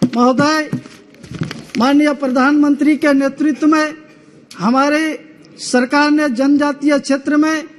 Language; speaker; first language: Hindi; native; Hindi